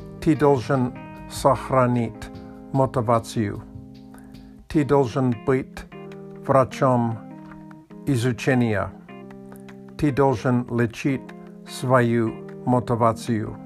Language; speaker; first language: Russian; non-native, learner; Latvian